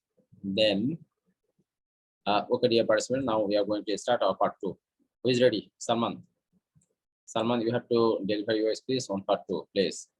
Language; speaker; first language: English; non-native, fluent; Bangla